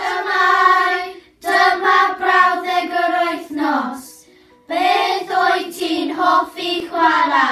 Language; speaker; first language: Welsh; non-native, learner; English